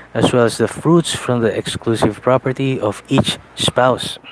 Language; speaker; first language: English; non-native, local second language; Filipino